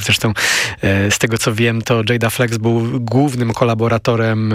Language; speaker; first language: Polish; native; Polish